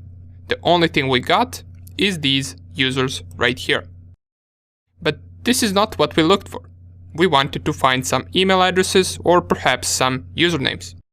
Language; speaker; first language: English; non-native, fluent; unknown